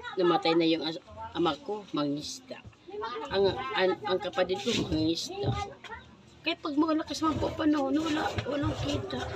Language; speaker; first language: Filipino; non-native, local second language; Bikol